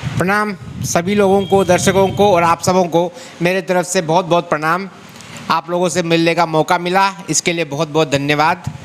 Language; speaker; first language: Hindi; native; Hindi